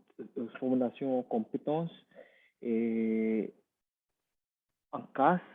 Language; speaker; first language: French; non-native, learner; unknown